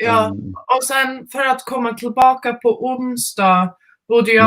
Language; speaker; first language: Swedish; non-native, fluent; Finnish